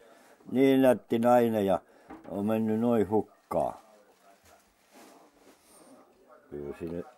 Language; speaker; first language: Finnish; native; Finnish